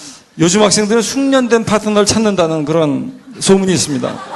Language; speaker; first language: Korean; native; Korean